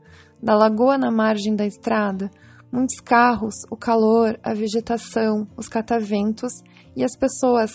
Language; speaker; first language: Portuguese; native; Portuguese